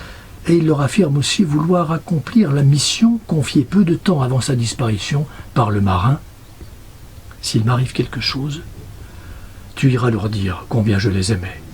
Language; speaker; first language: French; native; French